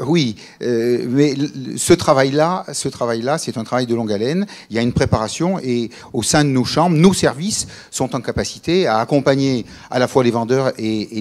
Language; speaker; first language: French; native; French